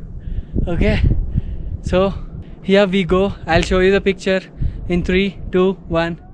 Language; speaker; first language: English; non-native, local second language; Telugu